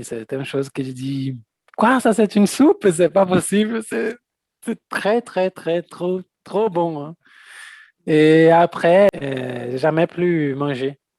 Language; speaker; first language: French; non-native, fluent; Portuguese